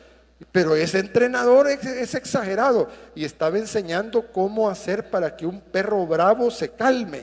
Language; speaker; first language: Spanish; native; Spanish